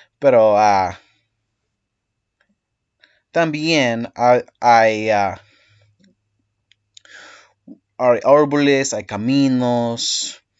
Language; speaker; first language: Spanish; non-native, learner; English